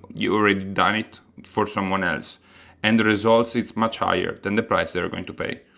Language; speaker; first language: English; non-native, fluent; Italian